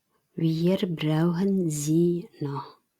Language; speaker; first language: German; non-native, fluent; Indonesian